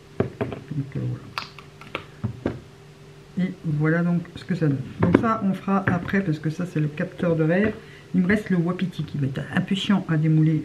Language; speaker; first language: French; native; French